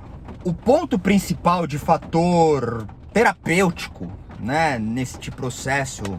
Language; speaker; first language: Portuguese; native; Portuguese